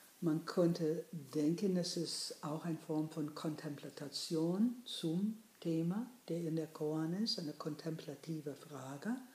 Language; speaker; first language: German; non-native, fluent; English